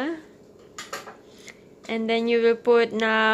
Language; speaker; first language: English; non-native, fluent; Filipino